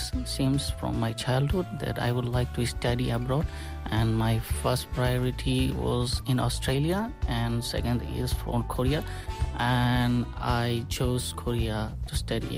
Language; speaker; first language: English; non-native, local second language; Bangla